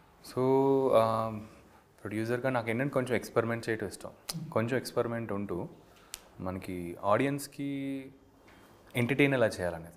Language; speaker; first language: Telugu; native; Telugu